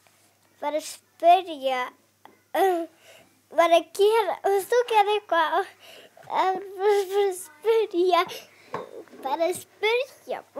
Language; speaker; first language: Icelandic; non-native, learner; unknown